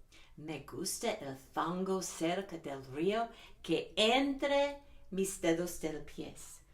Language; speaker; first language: Spanish; non-native, learner; English